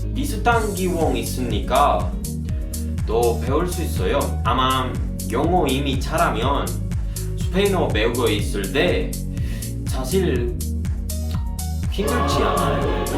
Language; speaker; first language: Korean; non-native, learner; Spanish